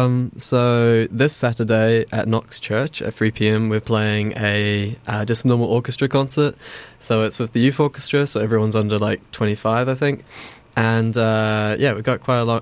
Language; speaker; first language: English; native; English